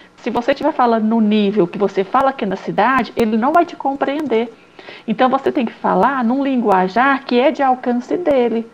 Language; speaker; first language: Portuguese; native; Portuguese